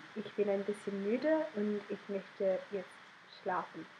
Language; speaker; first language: German; non-native, learner; English